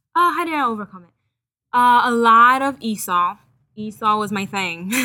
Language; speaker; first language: English; early bilingual, other home language; Haitian Creole